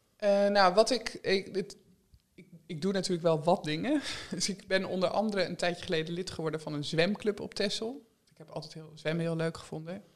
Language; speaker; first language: Dutch; native; Dutch